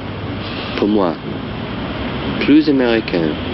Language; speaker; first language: French; non-native, learner; English